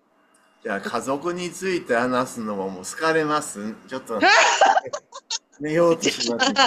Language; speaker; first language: Japanese; non-native, learner; English